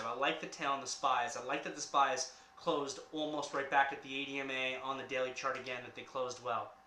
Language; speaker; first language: English; native; English